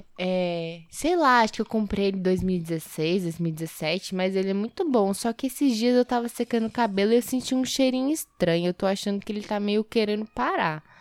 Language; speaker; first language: Portuguese; native; Portuguese